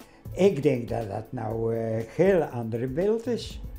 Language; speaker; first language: Dutch; non-native, fluent; Polish